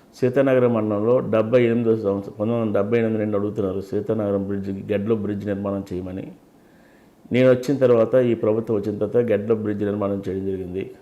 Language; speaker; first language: Telugu; native; Telugu